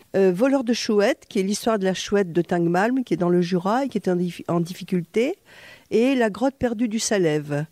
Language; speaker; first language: French; native; French